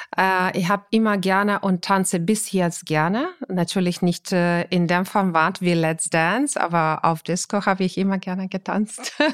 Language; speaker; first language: German; non-native, fluent; Ukrainian